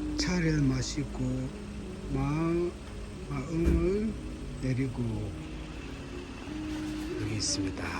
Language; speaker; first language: Korean; non-native, learner; Tibetan